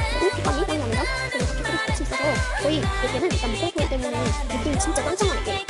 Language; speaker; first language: Korean; native; Korean